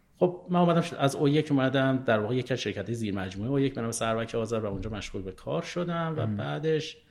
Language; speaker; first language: Persian; native; Persian